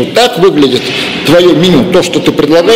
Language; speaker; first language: Russian; native; Russian